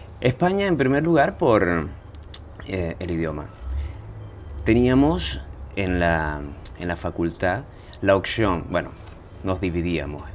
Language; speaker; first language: Spanish; native; Spanish